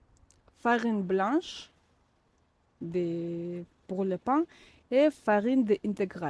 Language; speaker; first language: French; non-native, learner; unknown